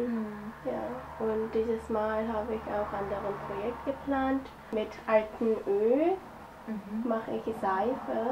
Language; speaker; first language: German; non-native, learner; Korean